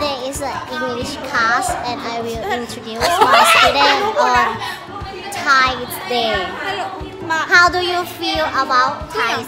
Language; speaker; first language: English; non-native, learner; Thai